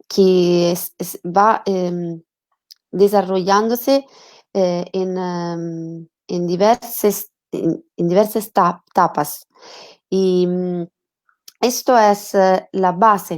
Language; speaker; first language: Spanish; non-native, learner; Italian